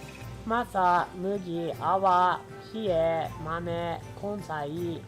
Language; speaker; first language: Japanese; native; Japanese